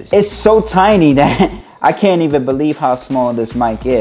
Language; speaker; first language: English; native; English